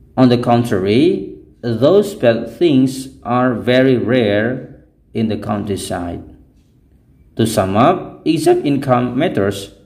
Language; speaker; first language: English; non-native, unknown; Indonesian